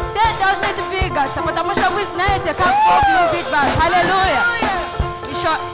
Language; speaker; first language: Russian; non-native, fluent; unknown